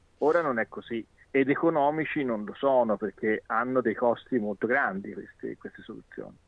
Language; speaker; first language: Italian; native; Italian